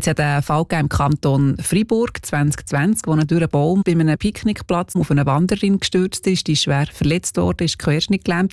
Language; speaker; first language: German; native; German